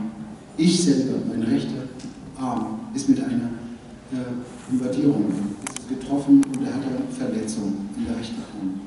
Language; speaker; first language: German; non-native, learner; Arabic